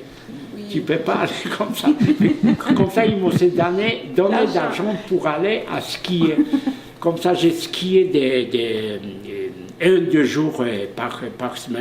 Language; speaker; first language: French; non-native, fluent; Polish